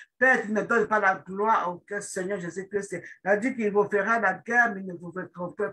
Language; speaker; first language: French; non-native, local second language; Lingala